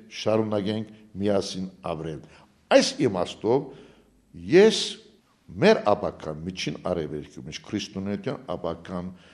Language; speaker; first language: Armenian; native; Armenian